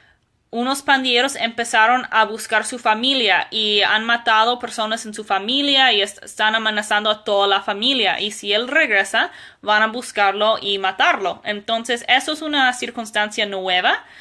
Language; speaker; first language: Spanish; non-native, fluent; English